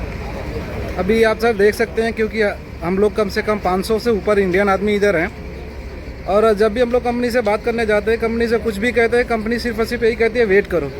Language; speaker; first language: Hindi; native; Hindi